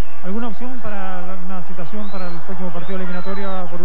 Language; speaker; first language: Spanish; native; Spanish